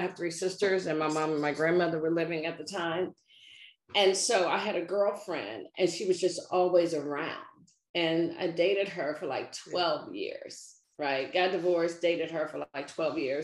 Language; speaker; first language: English; native; English